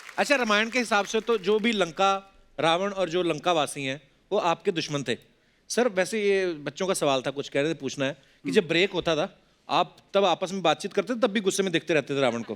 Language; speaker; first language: Hindi; non-native, local second language; Punjabi